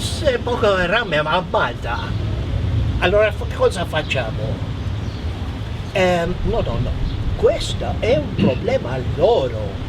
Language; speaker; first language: Italian; non-native, fluent; Maltese